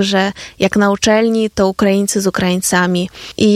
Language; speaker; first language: Polish; non-native, fluent; Ukrainian